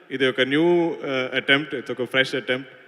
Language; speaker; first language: Telugu; non-native, learner; Malayalam